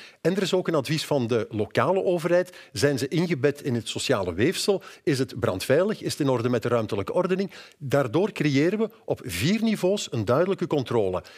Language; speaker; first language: Dutch; native; Dutch